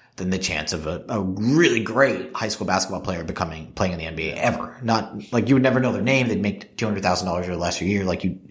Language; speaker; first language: English; native; English